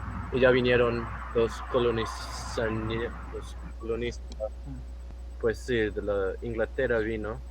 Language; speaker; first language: Spanish; non-native, fluent; English